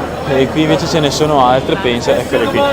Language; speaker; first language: Italian; native; Italian